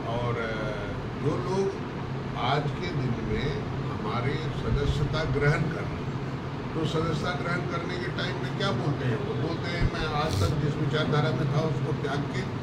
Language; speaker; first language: Hindi; non-native, local second language; Bangla